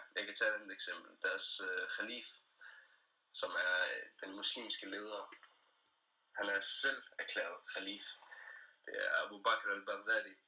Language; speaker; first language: Danish; early bilingual, other home language; Persian